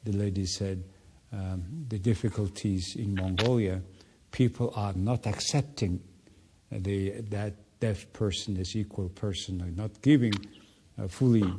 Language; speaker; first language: English; non-native, learner; Mongolian